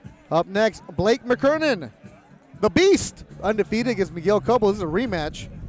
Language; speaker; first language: English; native; English